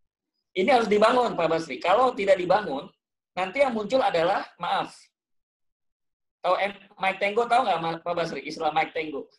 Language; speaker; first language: Indonesian; native; Indonesian